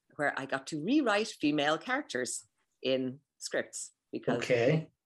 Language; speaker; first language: English; native; English